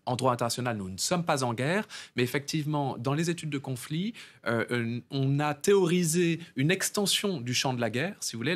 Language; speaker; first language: French; native; French